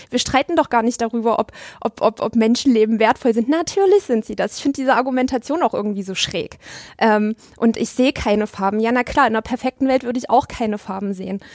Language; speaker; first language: German; native; German